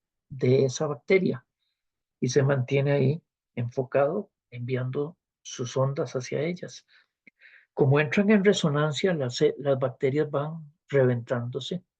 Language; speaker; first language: Spanish; native; Spanish